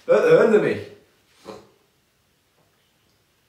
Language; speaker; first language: German; native; German